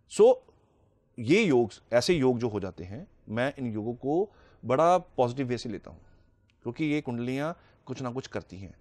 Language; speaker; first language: Hindi; native; Hindi